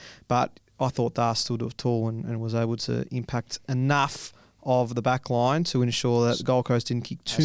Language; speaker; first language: English; native; English